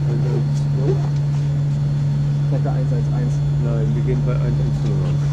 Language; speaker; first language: German; native; German